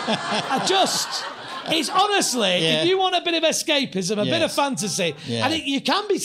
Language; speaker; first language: English; native; English